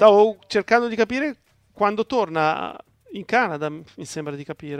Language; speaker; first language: Italian; native; Italian